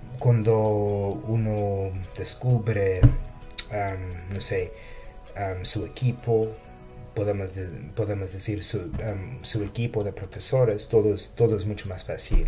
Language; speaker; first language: Spanish; non-native, fluent; English